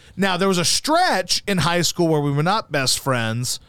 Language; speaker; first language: English; native; English